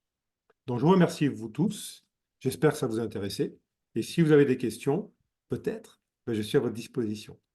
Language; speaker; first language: French; native; French